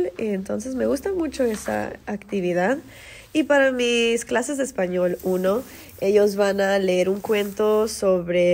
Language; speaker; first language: Spanish; early bilingual, heritage; Spanish